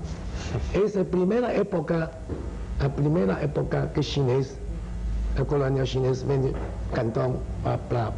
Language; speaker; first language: Portuguese; non-native, learner; Chinese